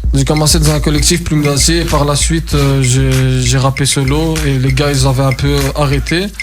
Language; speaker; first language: French; early bilingual, other home language; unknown